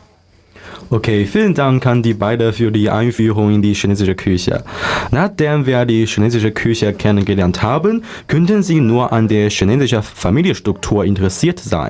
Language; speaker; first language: German; non-native, learner; Chinese